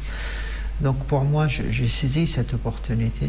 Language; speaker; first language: French; non-native, fluent; Arabic